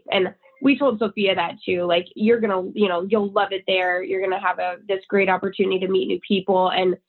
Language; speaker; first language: English; native; English